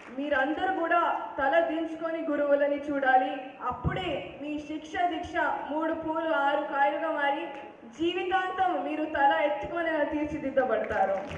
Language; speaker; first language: Telugu; non-native, local second language; Hindi